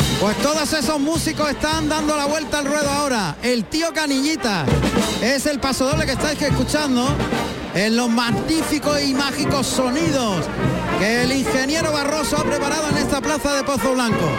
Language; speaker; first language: Spanish; native; Spanish